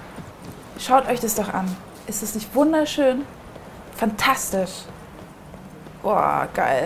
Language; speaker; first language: German; native; German